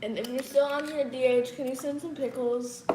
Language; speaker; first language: English; native; English